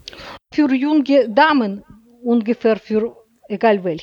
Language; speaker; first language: German; non-native, learner; Russian